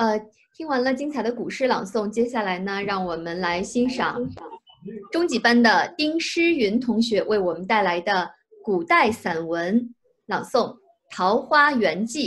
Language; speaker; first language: Chinese; native; Chinese